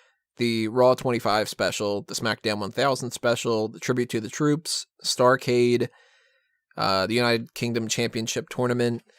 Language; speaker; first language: English; native; English